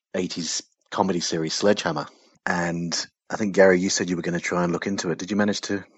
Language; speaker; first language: English; native; English